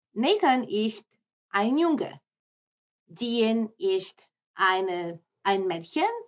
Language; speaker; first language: German; non-native, learner; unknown